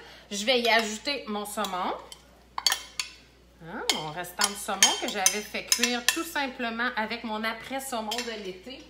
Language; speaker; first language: French; native; French